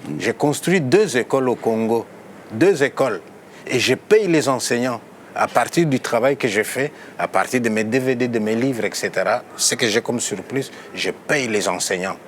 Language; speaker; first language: French; non-native, local second language; Luba-Lulua